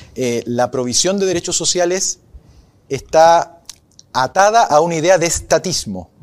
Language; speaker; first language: Spanish; native; Spanish